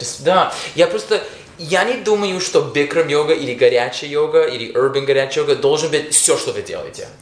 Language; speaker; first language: Russian; non-native, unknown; English